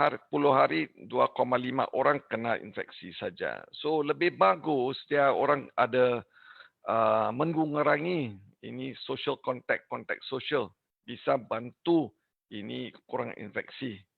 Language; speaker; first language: Indonesian; non-native, learner; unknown